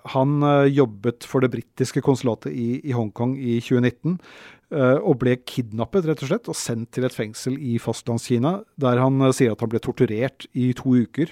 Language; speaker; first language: Norwegian; native; Norwegian